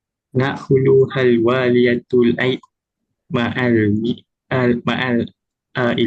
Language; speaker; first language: Arabic; non-native, learner; Malay